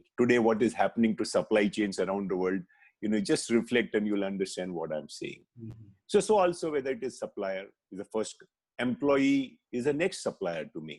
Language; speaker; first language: English; non-native, local second language; Hindi